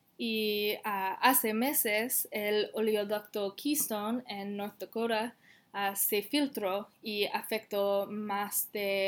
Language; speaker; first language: Spanish; non-native, learner; English